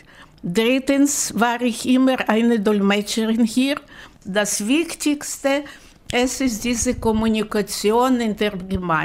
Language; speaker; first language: German; non-native, learner; Russian